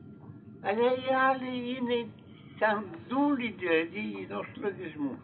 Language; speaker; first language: Greek; non-native, fluent; Russian